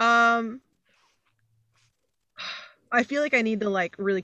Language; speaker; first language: English; native; English